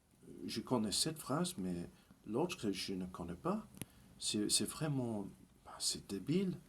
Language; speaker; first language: French; early bilingual, heritage; English